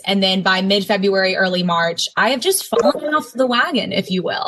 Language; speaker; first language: English; native; English